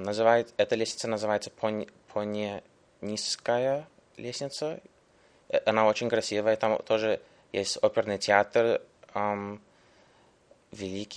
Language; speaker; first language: Russian; early bilingual, heritage; English